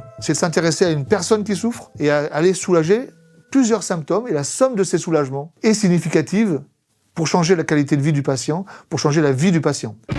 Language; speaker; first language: French; native; French